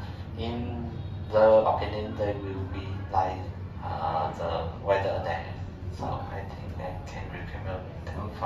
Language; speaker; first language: English; non-native, learner; Vietnamese